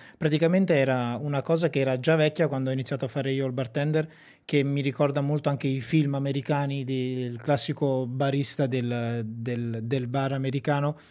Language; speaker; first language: Italian; native; Italian